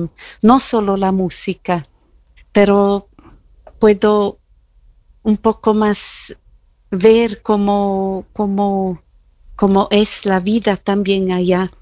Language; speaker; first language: Spanish; non-native, fluent; Italian